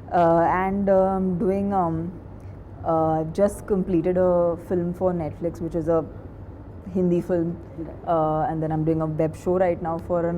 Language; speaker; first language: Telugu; non-native, fluent; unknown